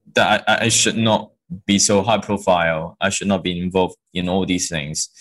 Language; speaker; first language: English; non-native, local second language; Cantonese